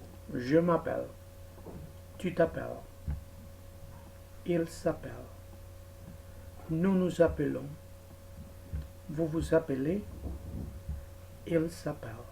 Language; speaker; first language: French; non-native, fluent; Spanish